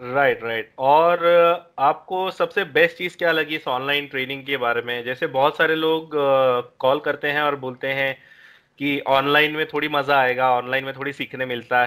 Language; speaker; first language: Hindi; native; Hindi